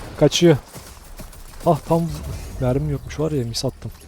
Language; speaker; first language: Turkish; native; Turkish